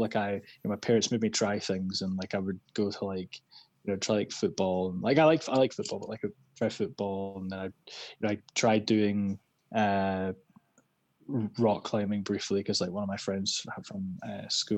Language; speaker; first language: English; native; English